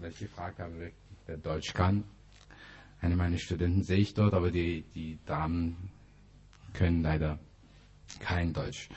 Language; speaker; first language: German; non-native, fluent; Persian